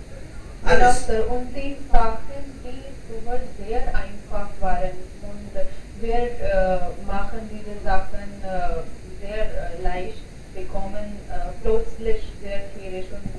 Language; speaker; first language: German; non-native, learner; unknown